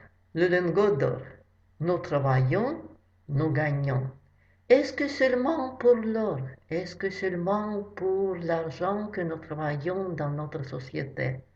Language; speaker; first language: French; non-native, fluent; Russian